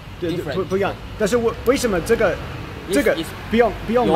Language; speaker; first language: Chinese; non-native, learner; English